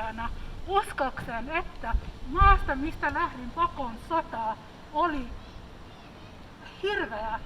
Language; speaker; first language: Finnish; early bilingual, other home language; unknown